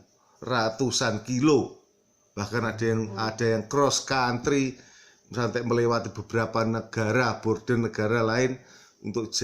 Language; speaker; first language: Indonesian; early bilingual, heritage; Indonesian